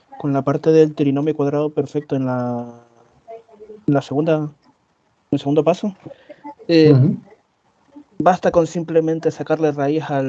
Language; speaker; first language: Spanish; native; Spanish